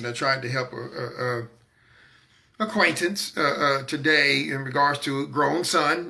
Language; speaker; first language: English; native; English